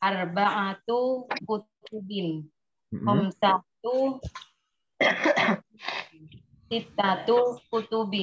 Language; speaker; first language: Arabic; non-native, learner; Indonesian